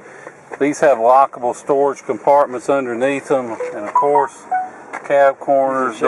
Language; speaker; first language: English; native; English